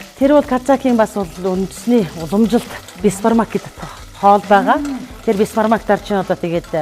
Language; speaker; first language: Mongolian; non-native, local second language; Kazakh